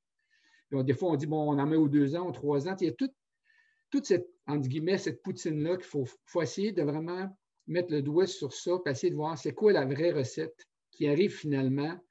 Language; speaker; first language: French; native; French